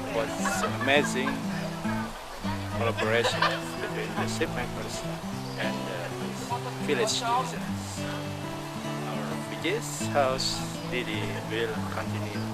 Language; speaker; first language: English; non-native, local second language; Indonesian